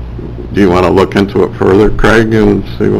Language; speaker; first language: English; native; English